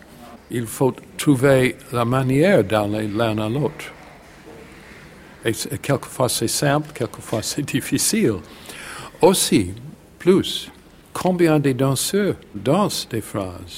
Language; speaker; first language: French; non-native, learner; English